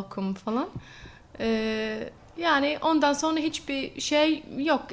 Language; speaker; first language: Turkish; non-native, learner; English